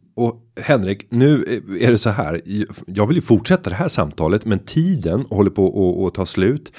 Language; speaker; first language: Swedish; native; Swedish